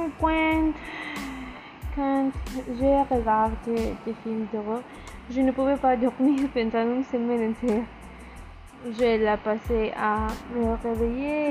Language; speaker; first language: French; non-native, learner; Spanish